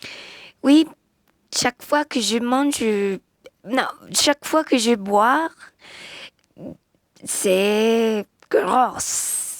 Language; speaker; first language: French; non-native, learner; Spanish